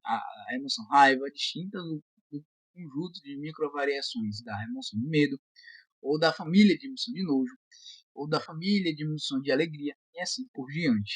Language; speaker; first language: Portuguese; native; Portuguese